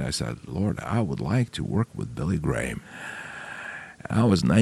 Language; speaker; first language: English; non-native, fluent; Russian